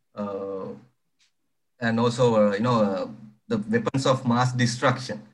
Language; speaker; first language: English; non-native, local second language; Sinhala